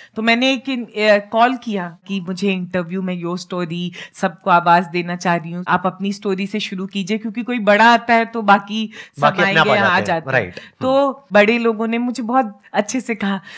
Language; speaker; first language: Hindi; native; Hindi